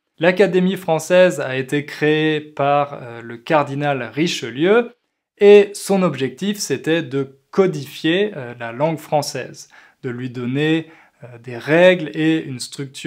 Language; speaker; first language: French; native; French